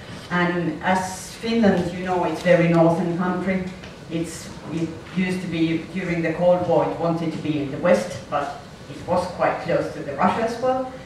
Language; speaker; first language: English; non-native, fluent; Finnish